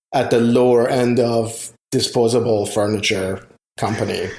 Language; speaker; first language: English; non-native, fluent; Persian